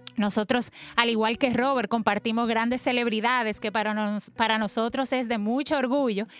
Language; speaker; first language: Spanish; native; Spanish